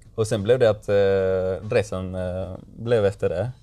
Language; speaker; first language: Swedish; non-native, fluent; Spanish